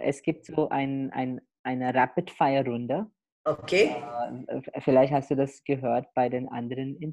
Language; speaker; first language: German; non-native, fluent; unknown